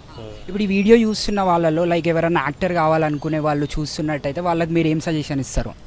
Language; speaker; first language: Telugu; native; Telugu